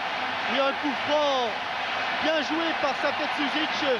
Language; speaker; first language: French; native; French